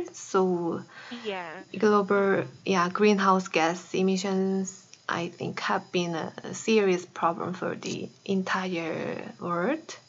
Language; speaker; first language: English; non-native, fluent; Korean